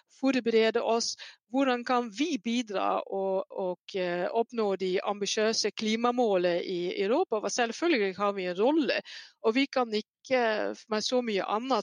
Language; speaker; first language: Norwegian; non-native, fluent; Dutch